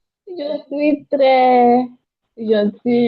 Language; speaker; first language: French; non-native, learner; Yoruba